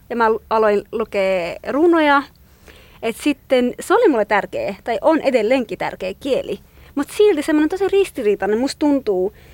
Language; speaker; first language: Finnish; non-native, fluent; Kurdish